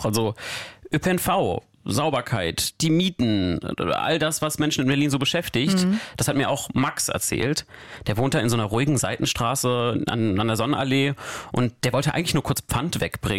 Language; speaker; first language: German; native; German